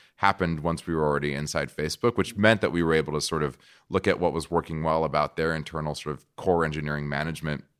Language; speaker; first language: English; non-native, fluent; Portuguese